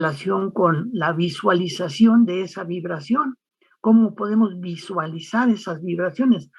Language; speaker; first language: Spanish; native; Spanish